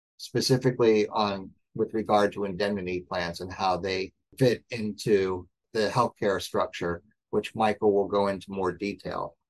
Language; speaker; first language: English; native; English